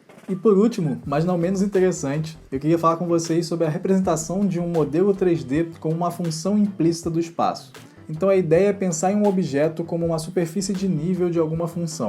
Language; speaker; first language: Portuguese; native; Portuguese